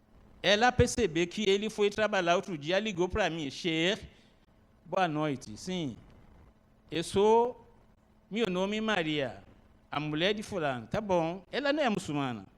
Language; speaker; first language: Portuguese; non-native, learner; Arabic